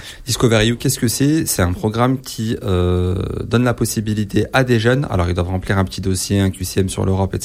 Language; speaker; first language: French; native; French